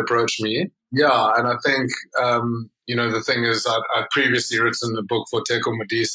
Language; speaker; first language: English; native; English